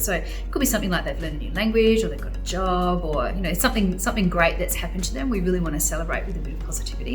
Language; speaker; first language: English; native; English